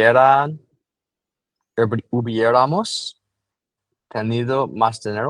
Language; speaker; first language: Spanish; non-native, learner; English